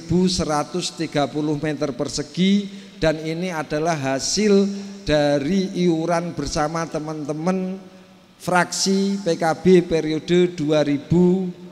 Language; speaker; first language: Indonesian; native; Indonesian